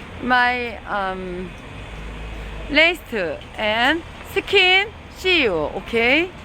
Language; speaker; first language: English; non-native, learner; Korean